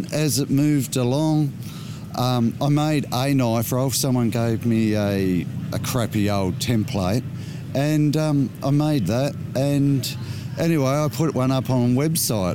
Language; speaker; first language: English; native; English